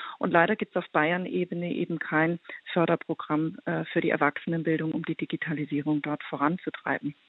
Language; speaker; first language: German; native; German